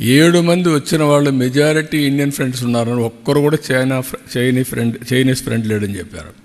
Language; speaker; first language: Telugu; native; Telugu